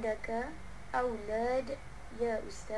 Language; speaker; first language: Arabic; non-native, learner; Malay